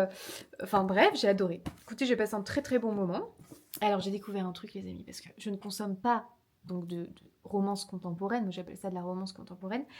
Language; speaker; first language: French; native; French